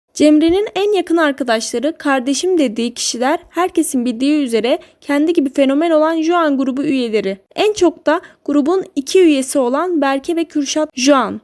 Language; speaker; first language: Turkish; native; Turkish